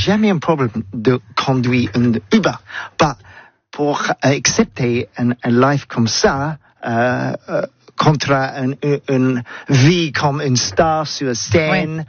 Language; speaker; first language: French; non-native, learner; English